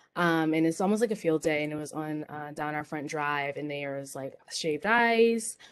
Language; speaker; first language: English; native; English